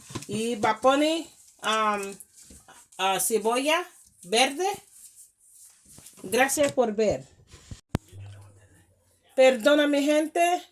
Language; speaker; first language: Spanish; non-native, learner; English